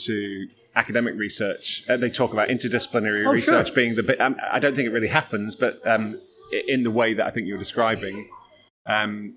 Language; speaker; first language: English; native; English